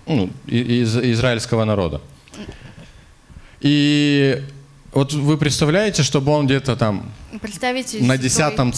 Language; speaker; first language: Russian; native; Russian